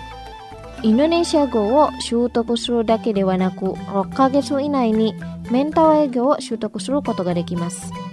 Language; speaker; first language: Japanese; non-native, fluent; Indonesian